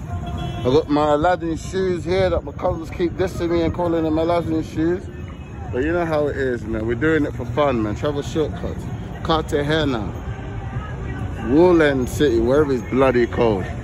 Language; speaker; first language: English; native; English